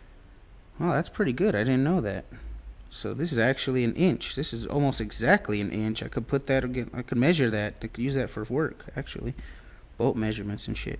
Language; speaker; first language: English; native; English